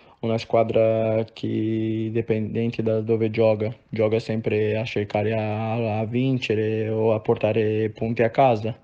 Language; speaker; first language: Italian; non-native, fluent; Portuguese